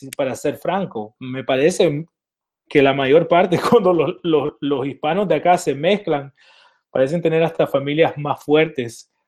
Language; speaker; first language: Spanish; early bilingual, heritage; Spanish